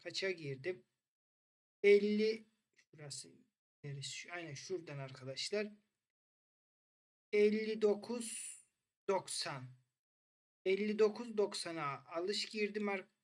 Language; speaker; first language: Turkish; native; Turkish